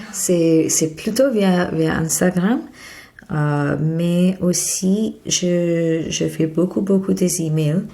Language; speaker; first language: French; non-native, fluent; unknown